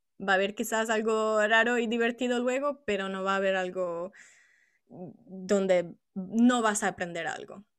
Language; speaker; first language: Spanish; non-native, fluent; Italian